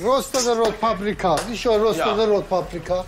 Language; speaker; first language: Swedish; non-native, learner; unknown